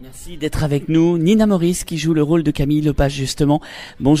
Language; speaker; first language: French; native; French